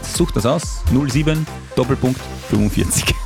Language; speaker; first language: German; native; German